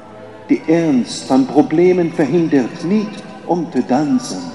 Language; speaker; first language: Dutch; non-native, fluent; German